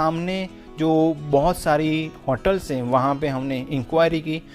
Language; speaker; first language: Hindi; native; Hindi